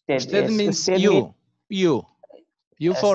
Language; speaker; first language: English; non-native, learner; Spanish